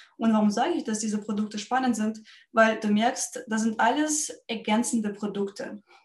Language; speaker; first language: German; non-native, fluent; Russian